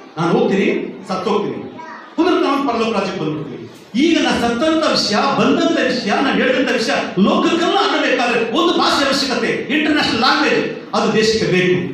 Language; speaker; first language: Kannada; non-native, local second language; Tamil